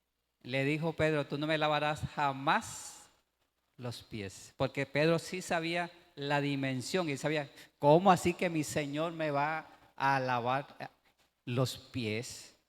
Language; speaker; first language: Spanish; native; Spanish